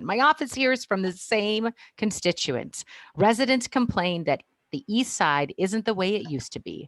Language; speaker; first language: English; native; English